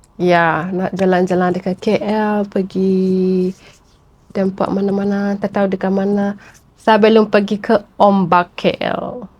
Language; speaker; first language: Malay; non-native, fluent; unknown